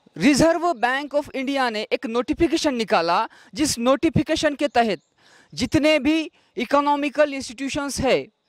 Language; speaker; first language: Hindi; non-native, local second language; Marathi